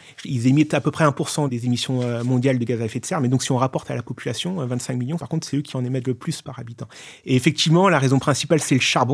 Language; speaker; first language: French; native; French